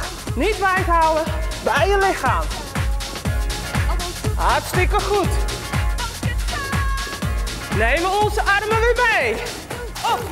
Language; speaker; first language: Dutch; native; Dutch